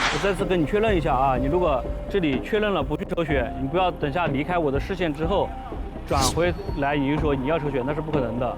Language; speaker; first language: Chinese; native; Chinese